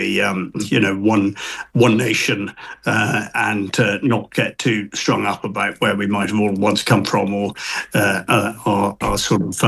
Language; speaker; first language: English; native; English